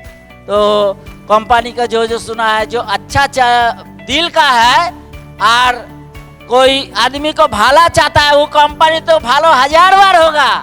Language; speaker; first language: Hindi; non-native, local second language; Bangla